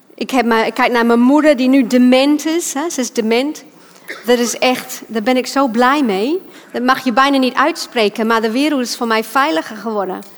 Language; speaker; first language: Dutch; non-native, fluent; English